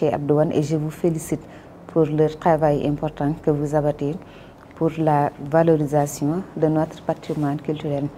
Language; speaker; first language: French; non-native, local second language; Wolof